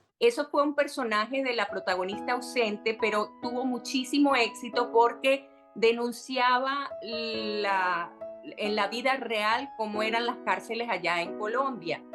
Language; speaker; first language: Spanish; native; Spanish